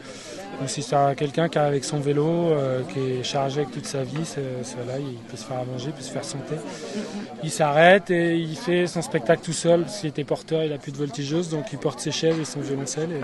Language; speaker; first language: French; native; French